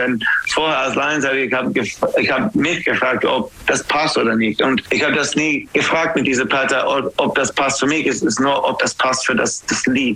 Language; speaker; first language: German; non-native, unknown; English